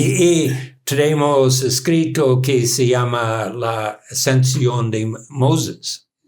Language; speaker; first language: Spanish; non-native, learner; English